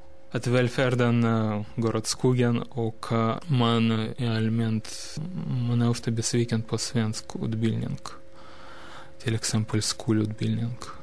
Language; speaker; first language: Swedish; non-native, fluent; Russian